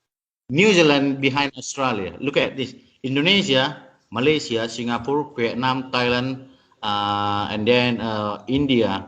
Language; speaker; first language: English; non-native, learner; Indonesian